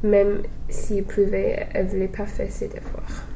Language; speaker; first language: French; non-native, fluent; English